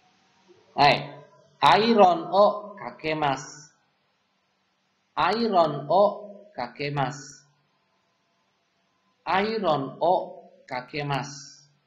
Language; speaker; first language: Japanese; non-native, fluent; Indonesian